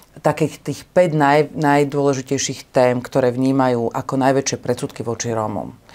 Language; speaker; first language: Slovak; native; Slovak